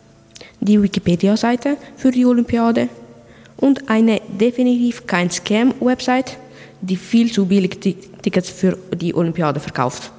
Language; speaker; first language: German; non-native, local second language; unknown